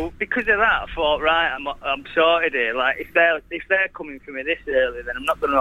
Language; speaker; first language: English; native; English